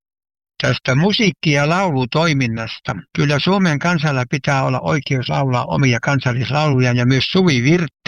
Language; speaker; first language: Finnish; native; Finnish